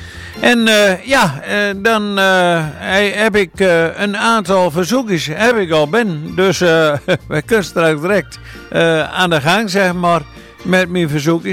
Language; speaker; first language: Dutch; native; Dutch